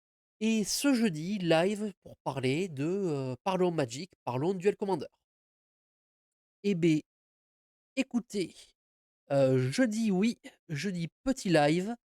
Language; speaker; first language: French; native; French